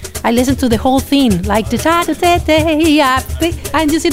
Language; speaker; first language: English; non-native, fluent; Spanish